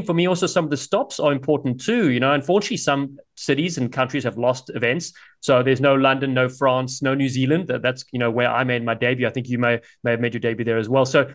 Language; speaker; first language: English; native; English